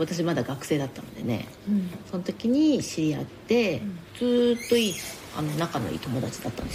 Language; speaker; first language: Japanese; native; Japanese